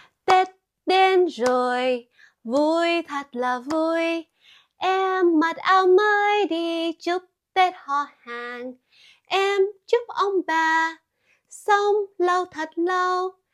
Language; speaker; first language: Vietnamese; early bilingual, heritage; Vietnamese